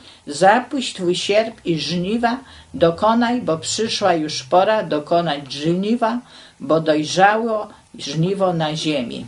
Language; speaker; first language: Polish; native; Polish